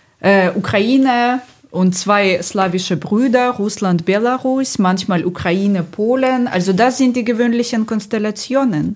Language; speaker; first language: German; non-native, fluent; Ukrainian